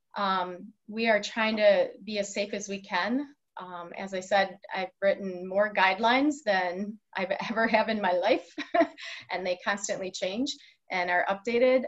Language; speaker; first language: English; native; English